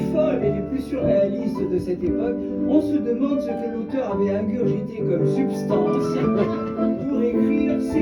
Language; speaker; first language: French; native; French